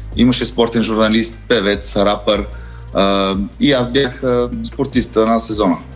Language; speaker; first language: Bulgarian; early bilingual, heritage; Bulgarian